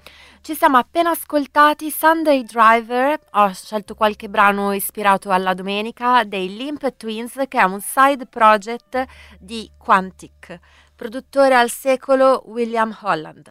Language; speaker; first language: Italian; native; Italian